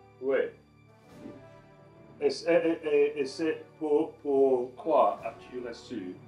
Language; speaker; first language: French; non-native, learner; English